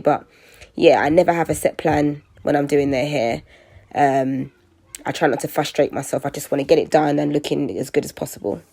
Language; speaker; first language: English; native; English